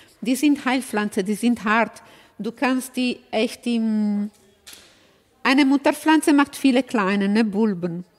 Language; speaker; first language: German; non-native, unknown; Italian